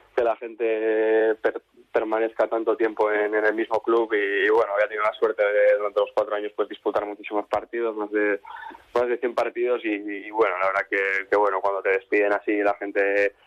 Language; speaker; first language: Spanish; native; Spanish